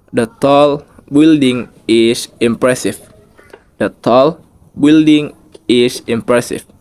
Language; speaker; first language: English; non-native, learner; Indonesian